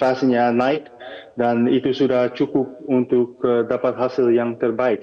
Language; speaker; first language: Indonesian; early bilingual, heritage; Dutch